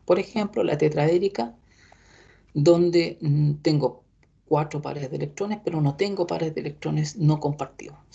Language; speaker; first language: Spanish; native; Spanish